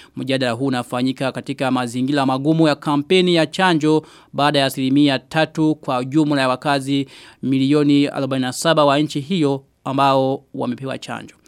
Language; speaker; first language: Swahili; non-native, local second language; Rundi